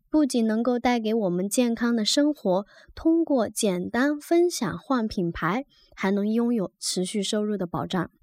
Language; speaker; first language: Chinese; native; Chinese